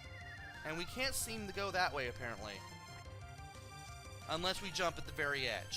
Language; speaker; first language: English; native; English